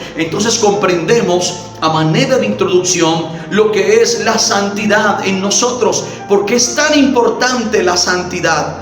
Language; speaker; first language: Spanish; native; Spanish